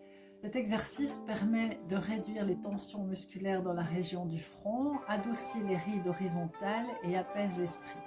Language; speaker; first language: French; native; French